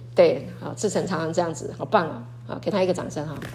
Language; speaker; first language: Chinese; native; Chinese